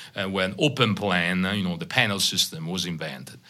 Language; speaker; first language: English; non-native, fluent; Italian